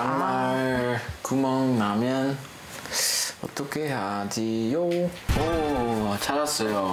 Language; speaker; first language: Korean; non-native, learner; English